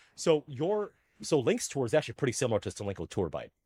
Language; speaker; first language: English; early bilingual, other home language; Filipino